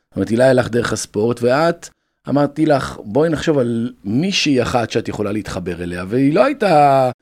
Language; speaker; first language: Hebrew; native; Hebrew